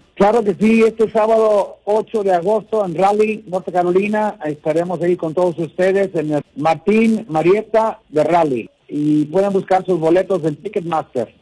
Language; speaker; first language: Spanish; early bilingual, heritage; Spanish